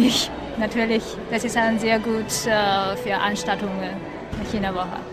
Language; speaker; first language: German; non-native, learner; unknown